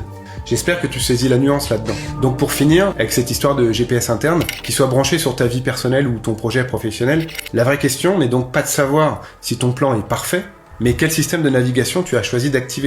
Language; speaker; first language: French; native; French